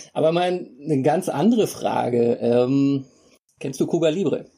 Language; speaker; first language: German; native; German